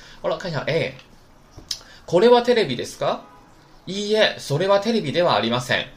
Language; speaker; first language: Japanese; non-native, fluent; Chinese